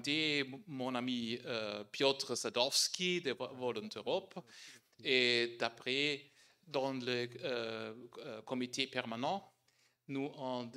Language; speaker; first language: French; non-native, fluent; German